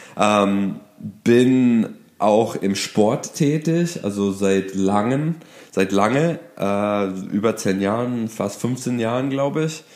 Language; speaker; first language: German; non-native, fluent; English